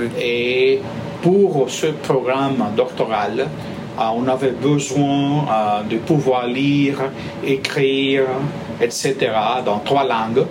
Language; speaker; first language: French; non-native, fluent; Spanish